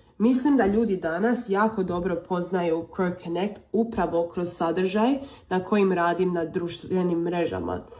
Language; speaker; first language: Serbian; early bilingual, heritage; Croatian